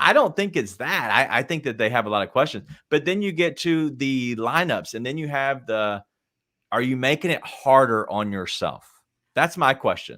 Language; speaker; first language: English; native; English